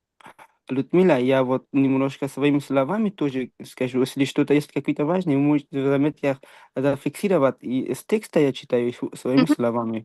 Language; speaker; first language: Russian; non-native, fluent; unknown